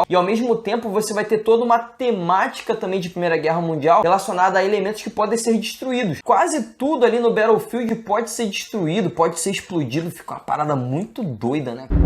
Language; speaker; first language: Portuguese; native; Portuguese